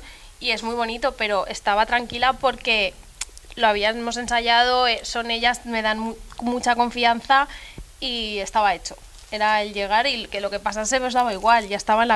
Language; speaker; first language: Spanish; native; Spanish